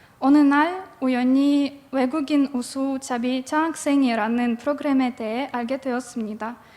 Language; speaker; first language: Korean; non-native, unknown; Russian